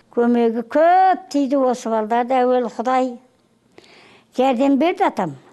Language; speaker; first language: Kazakh; native; Kazakh